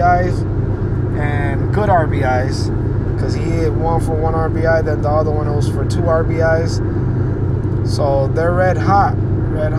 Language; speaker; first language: English; non-native, fluent; Spanish